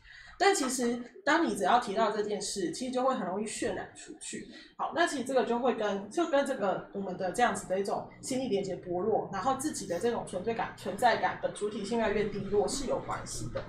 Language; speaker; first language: Chinese; native; Chinese